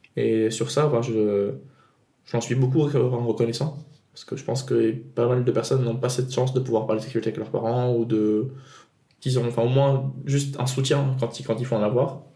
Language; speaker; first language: French; non-native, local second language; Arabic